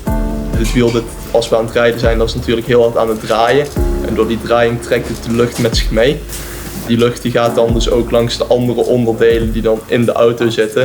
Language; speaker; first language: Dutch; native; Dutch